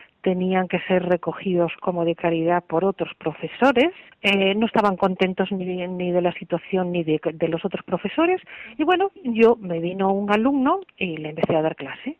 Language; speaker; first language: Spanish; native; Spanish